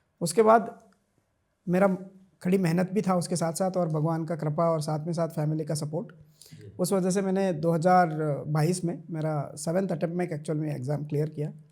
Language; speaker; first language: Hindi; non-native, local second language; Kannada